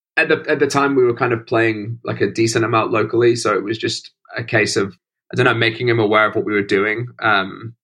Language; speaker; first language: English; native; English